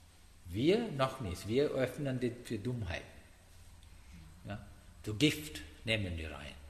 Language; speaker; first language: German; non-native, learner; Sinhala